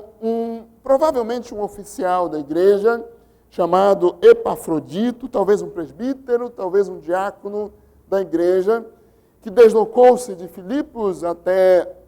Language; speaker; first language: Portuguese; native; Portuguese